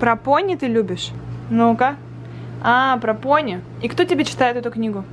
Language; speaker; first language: Russian; native; Russian